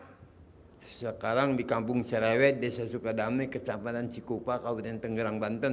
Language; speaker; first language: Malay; non-native, local second language; Sundanese